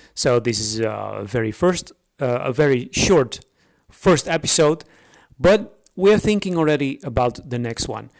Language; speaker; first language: English; non-native, fluent; Dutch